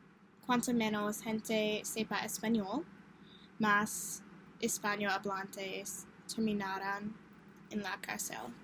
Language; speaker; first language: Spanish; non-native, learner; English